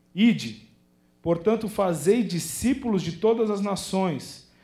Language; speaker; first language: Portuguese; native; Portuguese